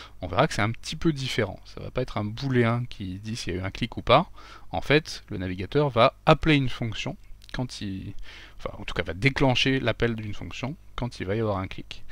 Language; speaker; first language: French; native; French